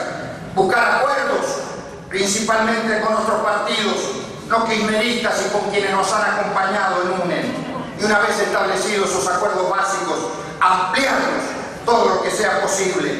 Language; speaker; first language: Spanish; native; Spanish